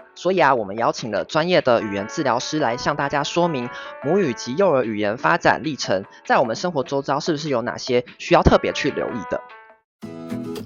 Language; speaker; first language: Chinese; native; Chinese